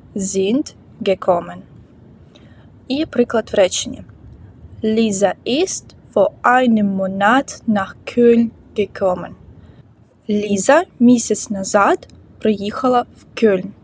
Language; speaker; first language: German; non-native, fluent; Ukrainian